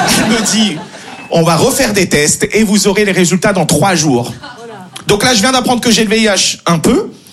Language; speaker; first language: French; native; French